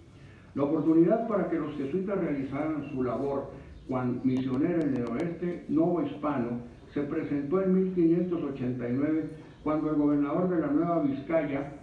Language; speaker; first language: Spanish; native; Spanish